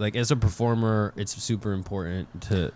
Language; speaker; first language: English; native; English